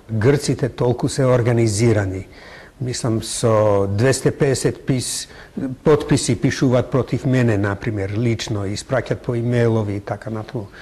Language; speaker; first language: Macedonian; non-native, fluent; English